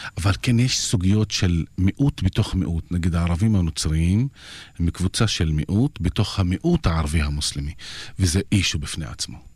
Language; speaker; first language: Hebrew; non-native, local second language; Arabic